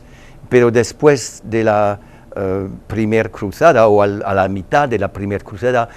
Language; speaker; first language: Spanish; non-native, learner; French